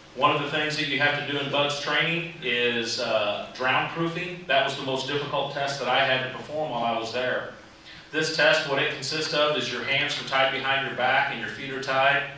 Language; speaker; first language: English; native; English